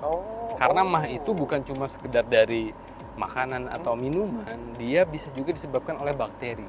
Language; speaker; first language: Indonesian; native; Indonesian